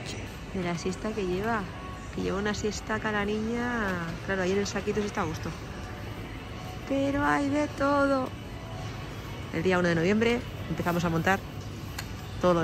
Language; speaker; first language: Spanish; native; Spanish